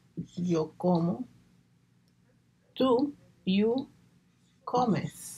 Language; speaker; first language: Spanish; non-native, learner; English